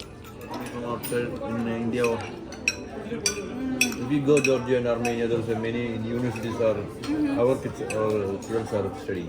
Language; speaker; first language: English; non-native, local second language; Malayalam